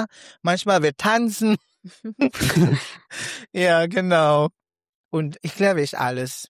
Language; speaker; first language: German; non-native, learner; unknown